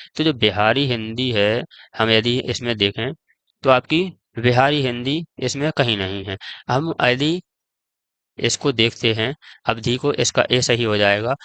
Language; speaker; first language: Hindi; native; Hindi